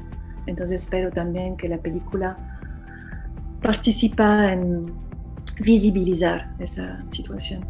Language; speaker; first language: Spanish; non-native, fluent; French